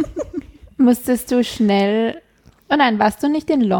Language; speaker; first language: German; native; German